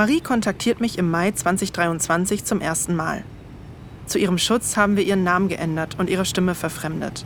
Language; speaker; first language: German; native; German